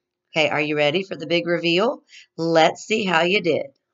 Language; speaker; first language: English; native; English